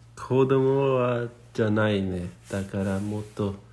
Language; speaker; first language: Japanese; non-native, fluent; Swedish